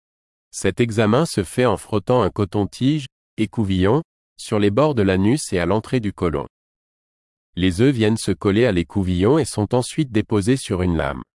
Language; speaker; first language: French; native; French